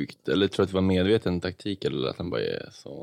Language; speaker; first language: Swedish; native; Swedish